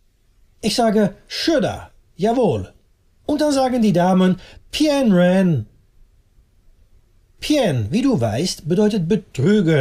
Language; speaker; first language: German; non-native, fluent; Dutch